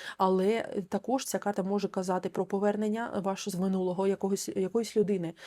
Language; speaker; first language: Ukrainian; non-native, local second language; Russian